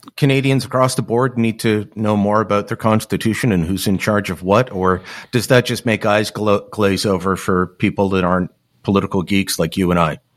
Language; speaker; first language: English; native; English